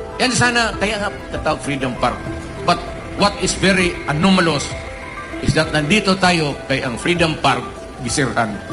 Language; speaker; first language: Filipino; non-native, local second language; Cebuano